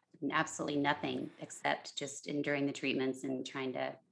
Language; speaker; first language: English; native; English